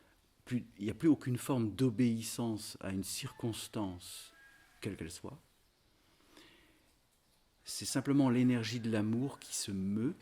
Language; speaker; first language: French; native; French